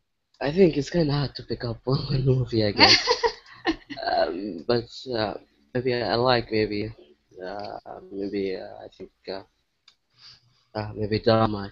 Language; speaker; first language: English; non-native, learner; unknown